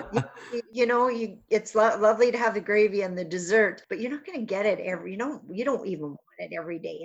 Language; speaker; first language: English; native; English